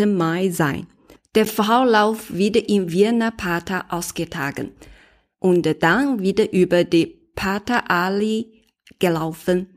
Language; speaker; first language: German; non-native, learner; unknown